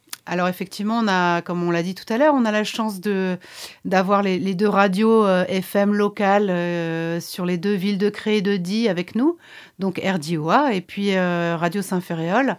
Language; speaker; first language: French; native; French